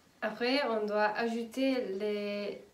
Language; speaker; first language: French; non-native, learner; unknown